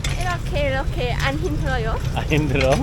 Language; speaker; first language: Korean; non-native, learner; Lao